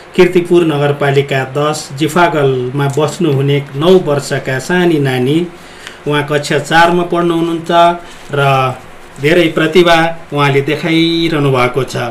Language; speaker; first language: Nepali; non-native, local second language; Newari